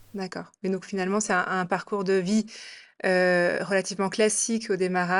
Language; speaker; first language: French; native; French